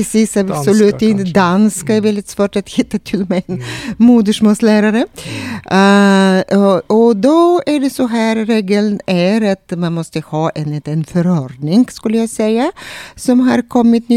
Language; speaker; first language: Swedish; non-native, fluent; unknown